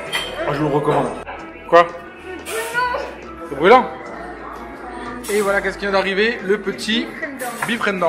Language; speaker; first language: French; native; French